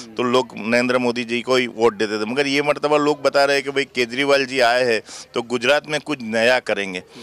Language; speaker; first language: Hindi; non-native, local second language; Gujarati